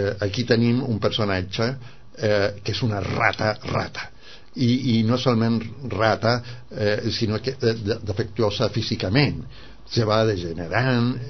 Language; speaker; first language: Catalan; non-native, fluent; Spanish